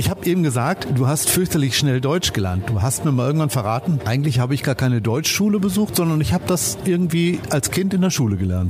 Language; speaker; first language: German; native; German